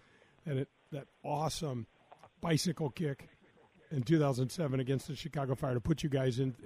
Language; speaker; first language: English; native; English